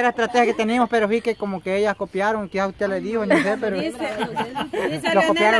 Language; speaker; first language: Spanish; native; Spanish